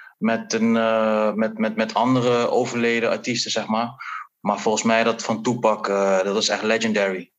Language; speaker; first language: Dutch; native; Dutch